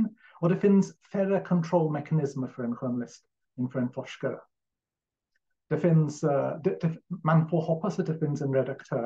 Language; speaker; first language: Swedish; non-native, fluent; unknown